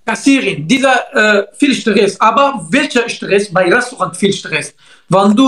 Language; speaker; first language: German; non-native, learner; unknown